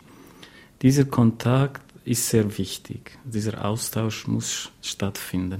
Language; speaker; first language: German; non-native, fluent; Kurdish